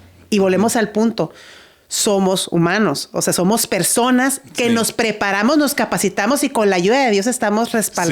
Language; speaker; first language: Spanish; native; Spanish